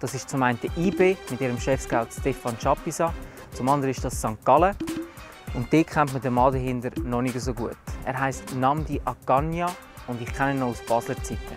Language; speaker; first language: German; native; German